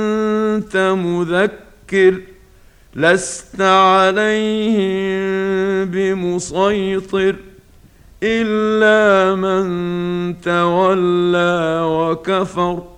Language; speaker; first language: Arabic; native; Arabic